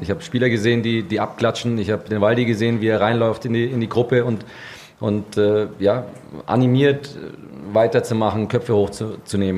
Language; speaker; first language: German; native; German